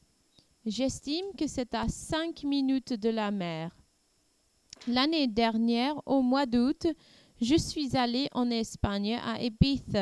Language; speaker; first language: French; non-native, learner; English